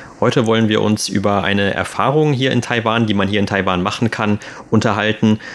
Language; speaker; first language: German; native; German